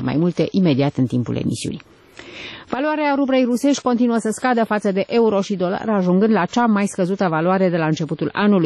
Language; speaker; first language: Romanian; native; Romanian